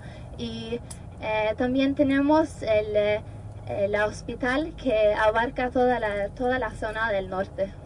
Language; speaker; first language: Spanish; non-native, fluent; Norwegian